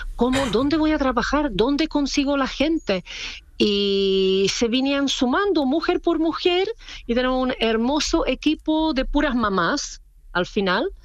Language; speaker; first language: Spanish; non-native, fluent; Czech